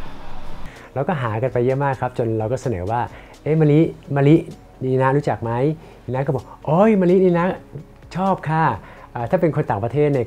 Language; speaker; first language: Thai; native; Thai